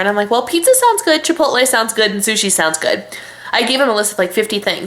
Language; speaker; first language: English; native; English